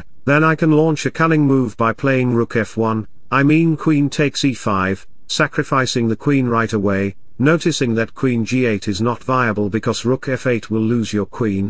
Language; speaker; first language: English; non-native, local second language; Hindi